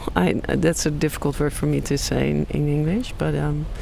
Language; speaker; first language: English; non-native, fluent; Dutch